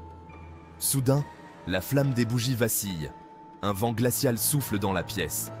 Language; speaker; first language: French; native; French